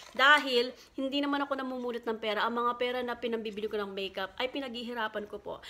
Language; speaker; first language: Filipino; non-native, local second language; Pampanga